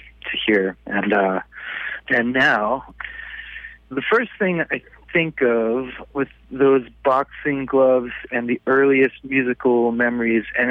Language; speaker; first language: English; native; English